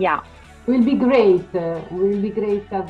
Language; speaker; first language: English; non-native, learner; Italian